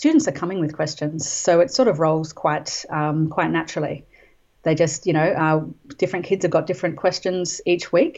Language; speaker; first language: English; native; English